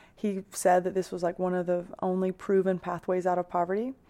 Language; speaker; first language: English; native; English